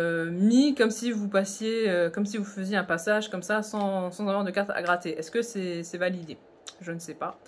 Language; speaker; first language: French; native; French